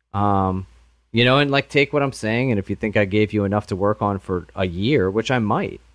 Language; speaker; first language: English; native; English